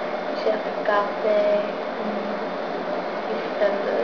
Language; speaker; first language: French; non-native, learner; English